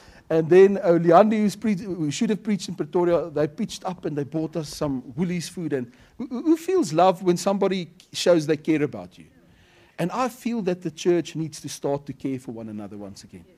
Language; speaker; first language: English; non-native, local second language; Afrikaans